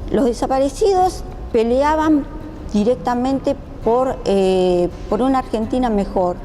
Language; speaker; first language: Spanish; early bilingual, other home language; Japanese